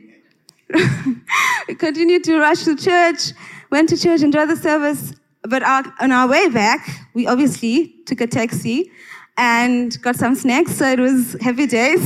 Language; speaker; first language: English; non-native, local second language; Xhosa